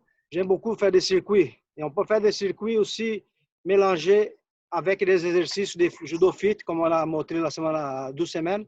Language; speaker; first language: French; non-native, fluent; Portuguese